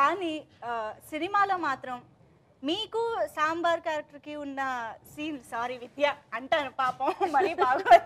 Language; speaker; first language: Telugu; native; Telugu